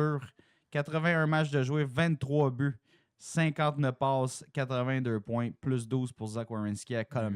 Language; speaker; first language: French; native; French